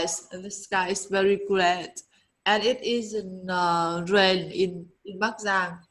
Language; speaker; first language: English; non-native, learner; Vietnamese